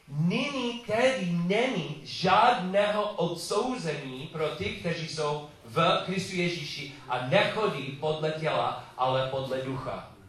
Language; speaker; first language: Czech; non-native, learner; English